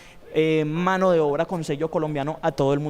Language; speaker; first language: Spanish; native; Spanish